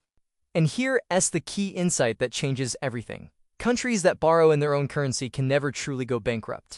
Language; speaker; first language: English; native; English